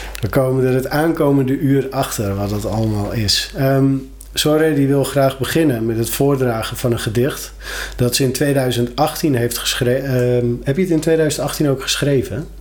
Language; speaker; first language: Dutch; native; Dutch